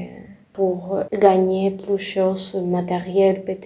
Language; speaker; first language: French; non-native, learner; Spanish